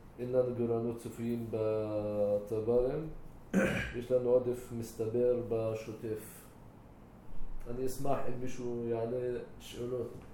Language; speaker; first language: Hebrew; non-native, local second language; Arabic